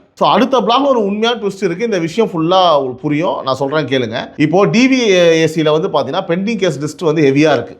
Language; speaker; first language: Tamil; native; Tamil